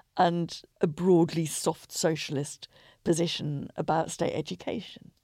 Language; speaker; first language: English; native; English